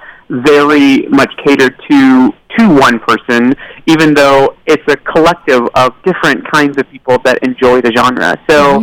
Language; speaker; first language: English; native; English